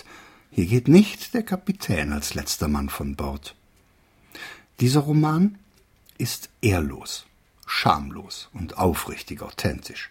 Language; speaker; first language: German; native; German